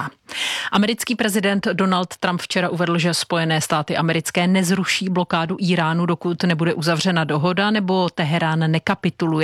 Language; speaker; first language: Czech; native; Czech